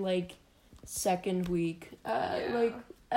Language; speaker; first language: English; non-native, fluent; Danish